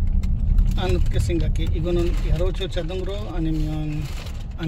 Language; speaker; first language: Korean; non-native, learner; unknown